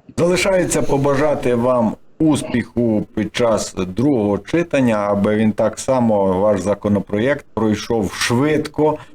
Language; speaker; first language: Ukrainian; native; Ukrainian